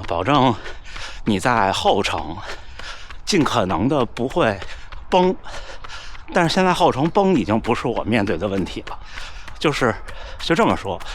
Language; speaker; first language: Chinese; native; Chinese